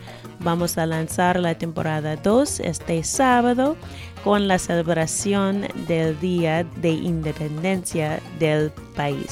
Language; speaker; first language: Spanish; non-native, fluent; English